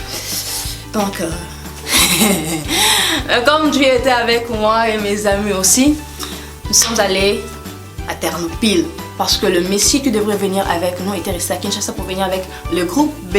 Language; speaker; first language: French; non-native, local second language; Lingala